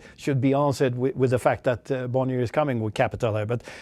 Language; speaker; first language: English; non-native, fluent; Swedish